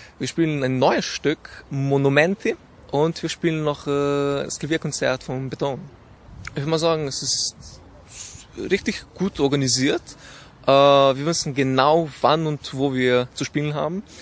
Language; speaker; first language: German; non-native, fluent; Slovenian